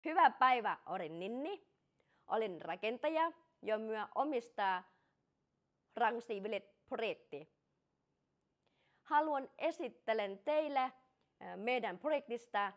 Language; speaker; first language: Finnish; non-native, learner; Thai